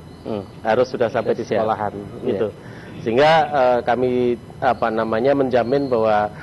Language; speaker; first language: Indonesian; native; Indonesian